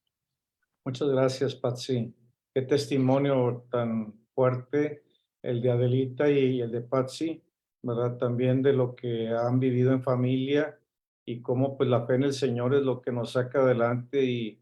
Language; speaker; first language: Spanish; native; Spanish